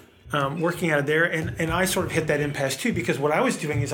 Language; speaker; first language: English; native; English